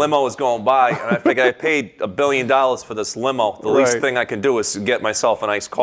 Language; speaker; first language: English; native; English